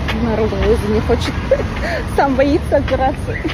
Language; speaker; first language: Russian; non-native, local second language; Kazakh